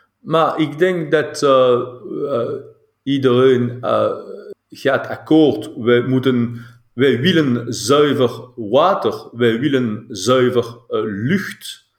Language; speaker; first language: Dutch; non-native, local second language; French